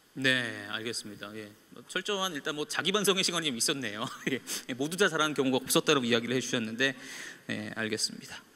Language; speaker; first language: Korean; native; Korean